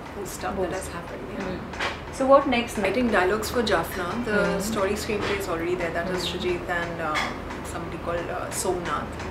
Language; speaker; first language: English; non-native, local second language; Hindi